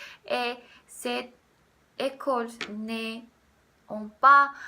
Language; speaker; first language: French; non-native, learner; Spanish